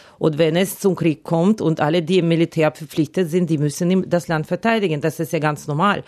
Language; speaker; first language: German; non-native, fluent; Ukrainian